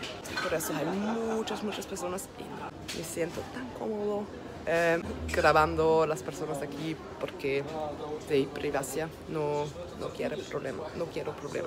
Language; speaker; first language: Spanish; non-native, learner; German